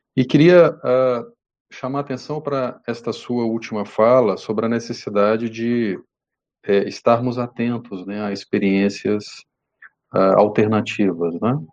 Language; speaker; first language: Portuguese; native; Portuguese